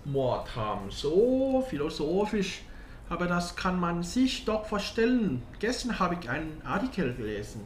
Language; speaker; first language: German; non-native, learner; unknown